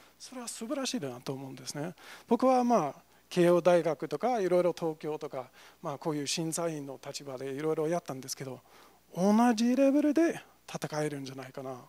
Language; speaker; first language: Japanese; non-native, fluent; English